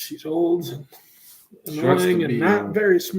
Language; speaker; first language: English; native; English